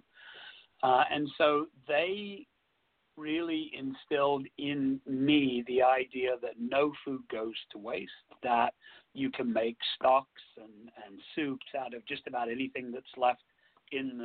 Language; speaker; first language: English; native; English